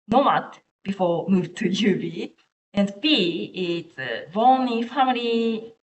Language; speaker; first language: English; non-native, learner; Japanese